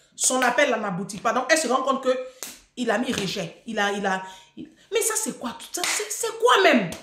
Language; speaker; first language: French; native; French